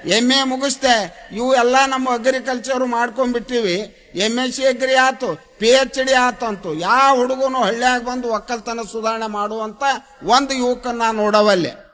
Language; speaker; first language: Kannada; native; Kannada